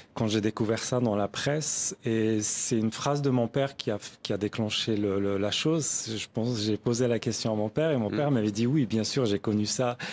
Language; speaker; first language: French; non-native, local second language; Arabic